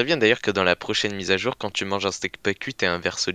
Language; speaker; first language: French; native; French